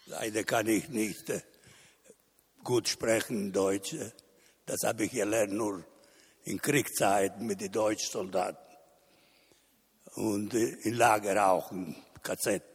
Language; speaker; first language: German; non-native, learner; Italian